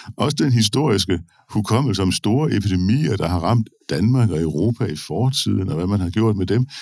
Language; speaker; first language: Danish; native; Danish